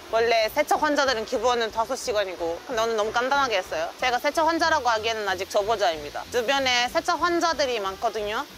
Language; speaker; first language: Korean; non-native, fluent; Turkish